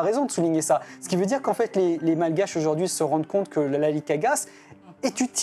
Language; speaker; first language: French; native; French